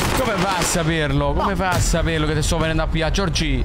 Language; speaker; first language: Italian; native; Italian